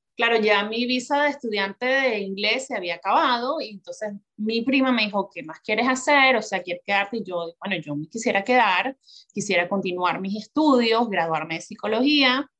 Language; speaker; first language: Spanish; native; Spanish